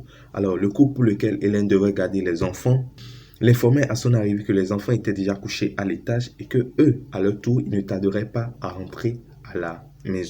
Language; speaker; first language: French; native; French